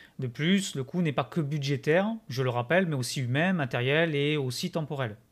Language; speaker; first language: French; native; French